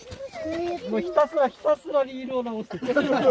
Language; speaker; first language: Japanese; native; Japanese